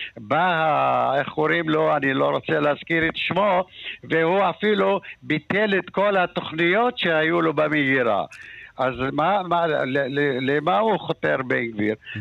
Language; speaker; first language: Hebrew; non-native, local second language; Arabic